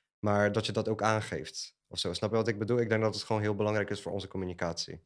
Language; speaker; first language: Dutch; early bilingual, other home language; Polish